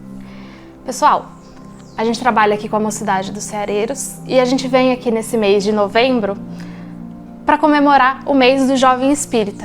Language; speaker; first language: Portuguese; native; Portuguese